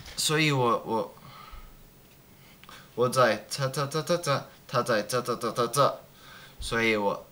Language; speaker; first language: Chinese; non-native, learner; English